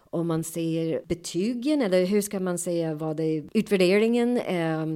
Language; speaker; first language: Swedish; non-native, fluent; English